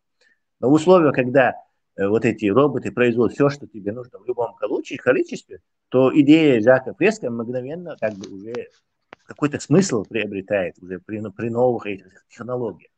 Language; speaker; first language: Russian; non-native, local second language; Chechen